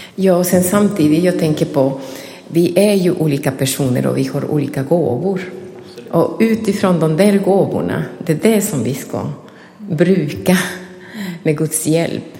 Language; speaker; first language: Swedish; non-native, fluent; Spanish